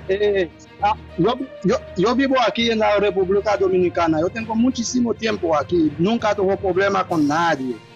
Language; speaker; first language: Spanish; non-native, learner; Haitian Creole